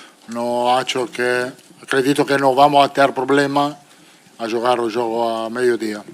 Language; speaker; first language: Portuguese; non-native, fluent; Italian